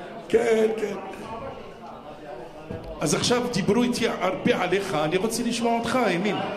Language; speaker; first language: Hebrew; non-native, fluent; French